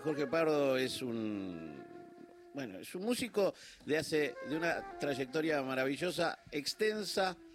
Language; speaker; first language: Spanish; native; Spanish